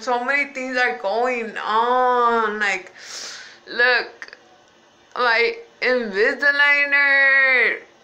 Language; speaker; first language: English; early bilingual, other home language; Spanish